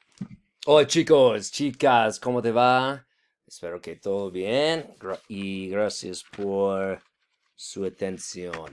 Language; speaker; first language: Spanish; non-native, fluent; English